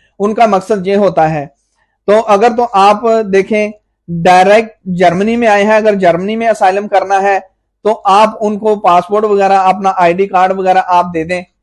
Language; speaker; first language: Urdu; non-native, local second language; Punjabi